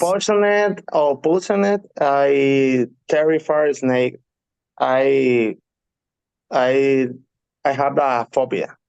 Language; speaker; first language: English; non-native, learner; Spanish